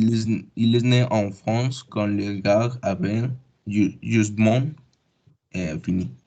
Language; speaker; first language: French; non-native, learner; Spanish